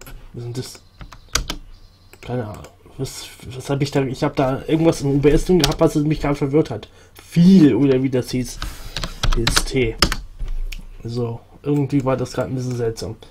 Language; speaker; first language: German; native; German